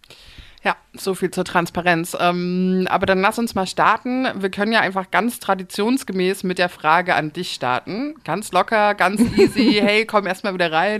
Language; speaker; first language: German; native; German